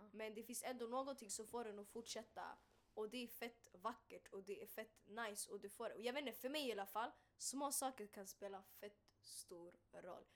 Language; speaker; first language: Swedish; early bilingual, other home language; Tigrinya